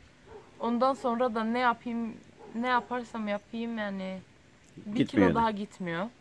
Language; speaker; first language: Turkish; early bilingual, heritage; Turkish